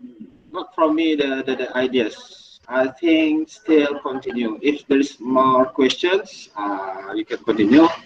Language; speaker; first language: English; non-native, learner; Indonesian